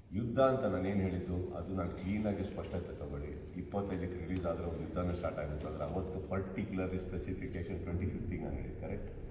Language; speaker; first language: Kannada; native; Kannada